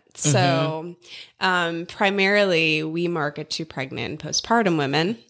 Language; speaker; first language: English; native; English